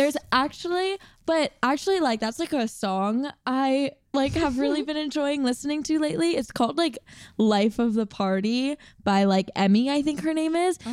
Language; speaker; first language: English; native; English